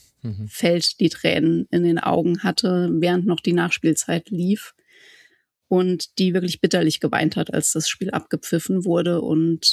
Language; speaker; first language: German; native; German